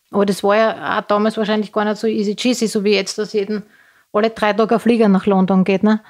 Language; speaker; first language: German; native; German